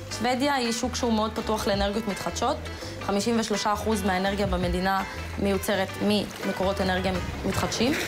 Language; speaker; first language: Hebrew; early bilingual, other home language; Russian